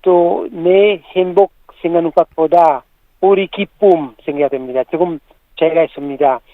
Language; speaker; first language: Korean; non-native, learner; Italian